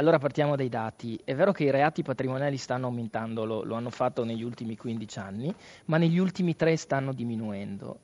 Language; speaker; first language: Italian; native; Italian